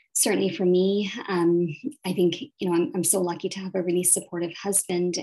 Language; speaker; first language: English; native; English